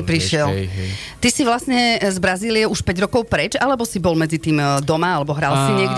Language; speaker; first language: Slovak; native; Slovak